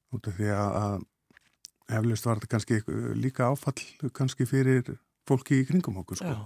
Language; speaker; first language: Icelandic; native; Icelandic